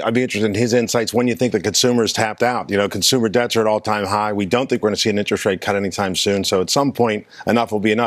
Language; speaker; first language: English; native; English